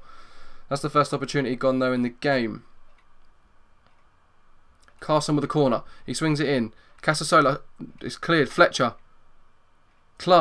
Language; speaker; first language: English; native; English